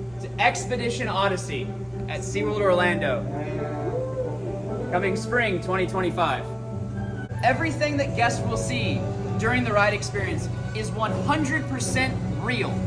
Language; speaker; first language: English; native; English